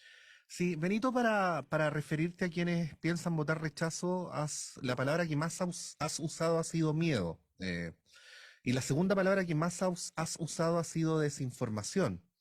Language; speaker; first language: Spanish; native; Spanish